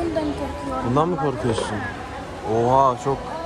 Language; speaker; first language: Turkish; native; Turkish